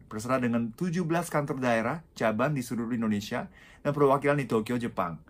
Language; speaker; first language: Indonesian; non-native, fluent; Japanese